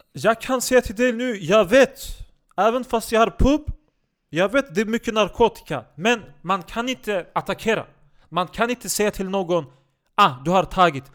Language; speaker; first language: Swedish; non-native, local second language; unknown